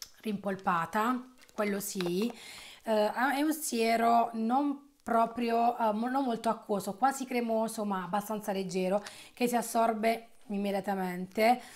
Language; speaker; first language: Italian; native; Italian